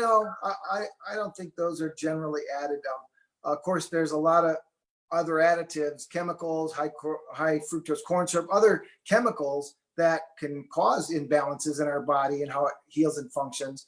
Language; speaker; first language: English; native; English